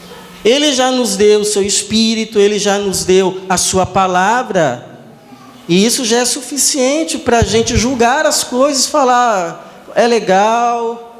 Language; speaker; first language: Portuguese; native; Portuguese